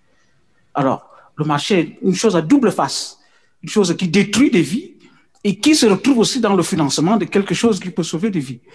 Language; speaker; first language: French; native; French